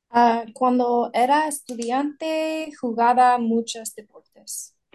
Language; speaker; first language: Spanish; non-native, fluent; Russian